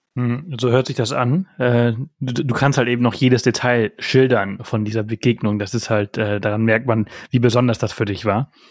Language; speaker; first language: German; early bilingual, heritage; German